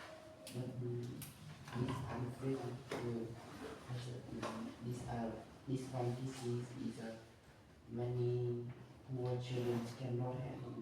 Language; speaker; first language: English; non-native, learner; Vietnamese